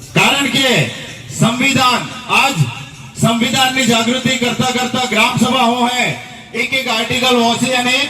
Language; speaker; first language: Gujarati; non-native, local second language; Bhili